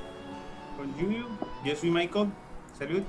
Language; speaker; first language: French; non-native, learner; Spanish